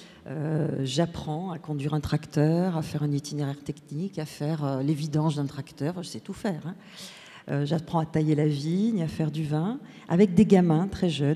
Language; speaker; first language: French; native; French